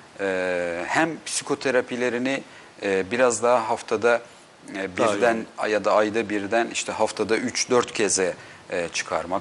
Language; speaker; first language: Turkish; native; Turkish